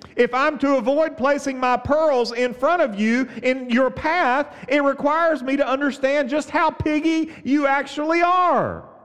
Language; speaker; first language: English; native; English